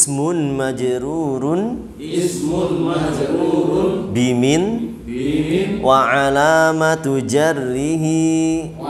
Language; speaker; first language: Arabic; non-native, fluent; Indonesian